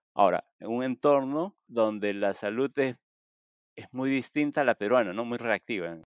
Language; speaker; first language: Spanish; native; Spanish